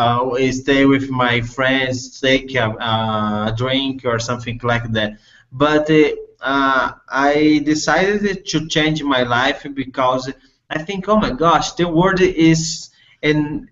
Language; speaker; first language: English; non-native, learner; Portuguese